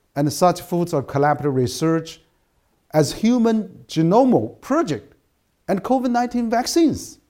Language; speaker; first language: English; non-native, fluent; Chinese